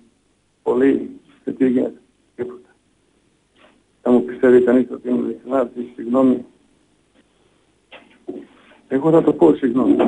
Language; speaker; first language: Greek; non-native, fluent; Bosnian